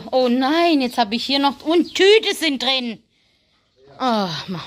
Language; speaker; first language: German; native; German